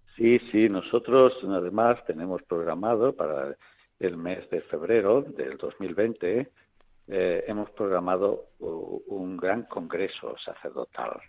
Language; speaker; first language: Spanish; native; Spanish